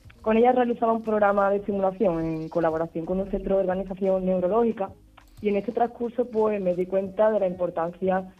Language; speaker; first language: Spanish; native; Spanish